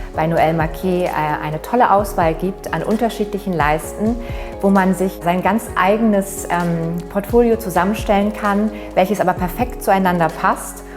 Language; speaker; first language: German; native; German